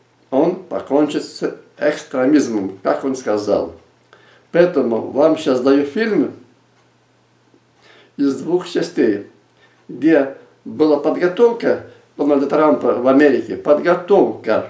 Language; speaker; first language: Russian; non-native, local second language; Lithuanian